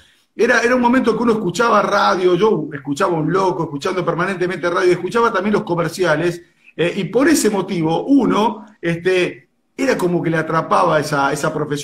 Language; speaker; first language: Spanish; native; Spanish